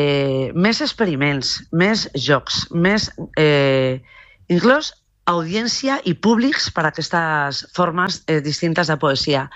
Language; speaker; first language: Catalan; non-native, local second language; Spanish